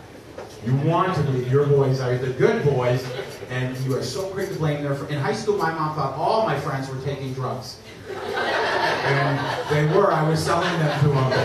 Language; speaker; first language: English; native; English